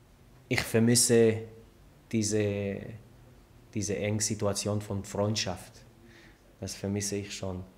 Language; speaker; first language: German; non-native, learner; Hebrew